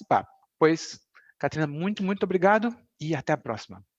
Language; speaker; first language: Portuguese; native; Portuguese